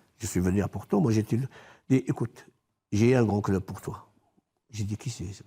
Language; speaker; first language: French; non-native, local second language; Arabic